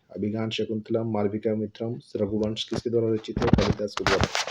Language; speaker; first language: Hindi; native; Hindi